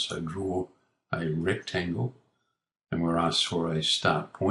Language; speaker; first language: English; native; English